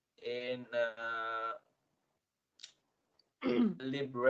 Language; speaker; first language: English; non-native, learner; Indonesian